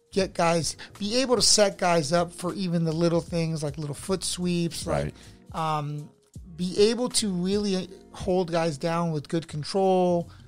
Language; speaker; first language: English; native; English